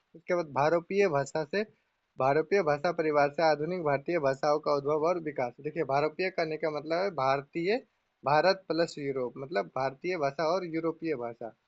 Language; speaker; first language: Hindi; native; Hindi